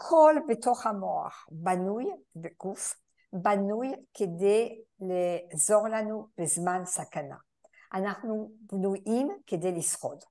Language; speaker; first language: Hebrew; non-native, fluent; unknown